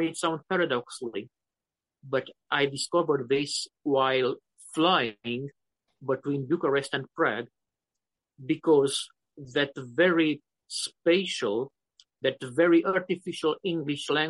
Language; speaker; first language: English; non-native, fluent; Romanian